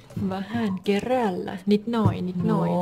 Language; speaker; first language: Finnish; non-native, learner; Thai